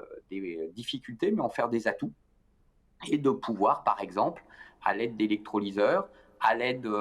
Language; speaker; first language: French; native; French